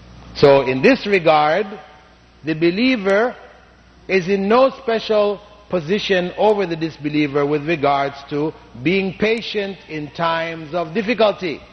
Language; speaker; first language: English; non-native, fluent; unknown